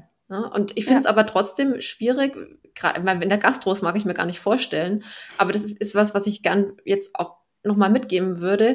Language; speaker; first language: German; native; German